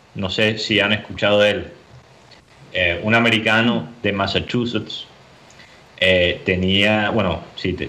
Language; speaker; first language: Spanish; early bilingual, heritage; Spanish